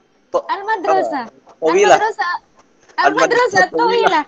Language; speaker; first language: Arabic; non-native, fluent; Indonesian